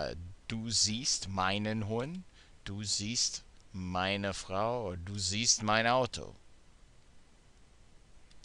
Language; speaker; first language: German; non-native, fluent; English